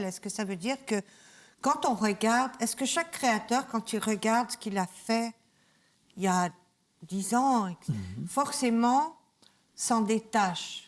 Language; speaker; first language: French; native; French